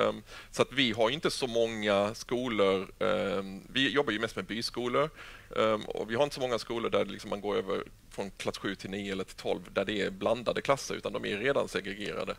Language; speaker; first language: Swedish; native; Swedish